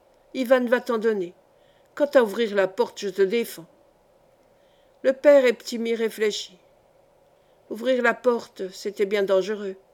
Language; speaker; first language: French; native; French